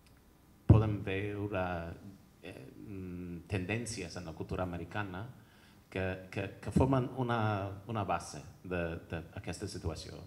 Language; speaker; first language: Catalan; non-native, fluent; English